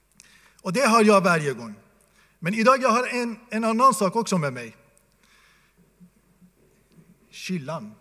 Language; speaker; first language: Swedish; non-native, fluent; Persian